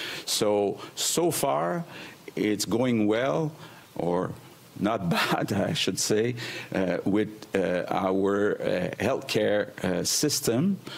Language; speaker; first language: English; non-native, fluent; French